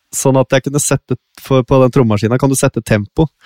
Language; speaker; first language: Norwegian; native; Norwegian